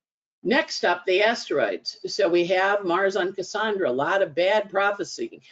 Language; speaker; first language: English; native; English